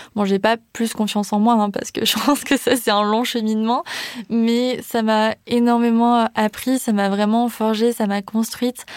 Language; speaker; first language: French; native; French